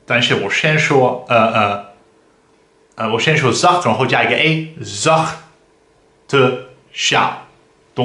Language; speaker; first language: Chinese; non-native, fluent; Dutch